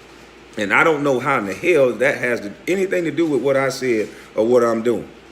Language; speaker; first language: English; native; English